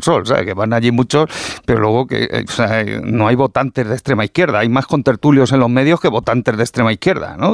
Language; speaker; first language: Spanish; native; Spanish